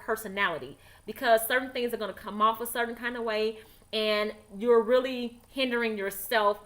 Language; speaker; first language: English; native; English